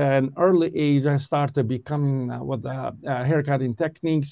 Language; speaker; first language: English; non-native, learner; Albanian